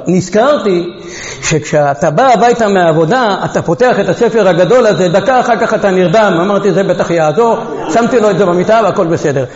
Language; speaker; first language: Hebrew; non-native, fluent; Hungarian